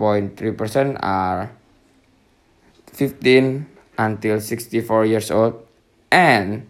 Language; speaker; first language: English; non-native, learner; Indonesian